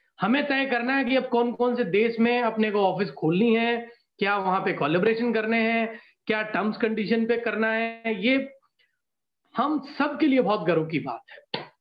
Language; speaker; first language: Hindi; native; Hindi